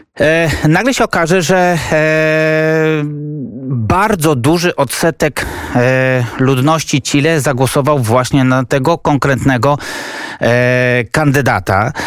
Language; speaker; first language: Polish; native; Polish